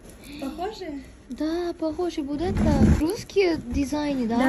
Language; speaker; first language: Russian; non-native, fluent; Korean